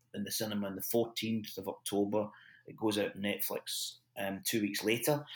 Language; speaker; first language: English; native; English